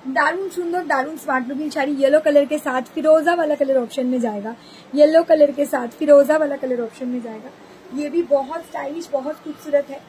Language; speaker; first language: Hindi; non-native, local second language; Bangla